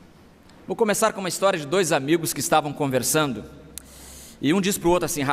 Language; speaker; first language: Portuguese; native; Portuguese